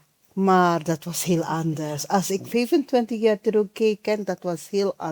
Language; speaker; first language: Dutch; non-native, learner; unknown